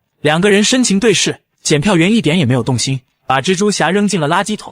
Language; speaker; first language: Chinese; native; Chinese